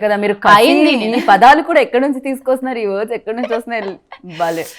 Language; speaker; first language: Telugu; native; Telugu